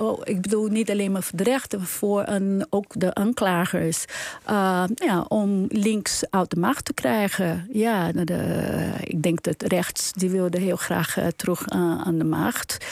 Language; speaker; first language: Dutch; non-native, fluent; Portuguese